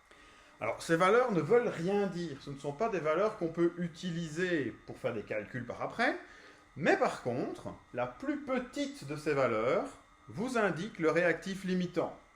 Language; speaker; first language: French; native; French